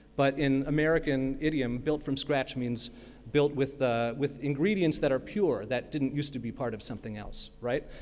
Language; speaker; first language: English; native; English